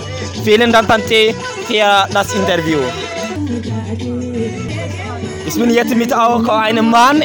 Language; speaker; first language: German; non-native, learner; Bambara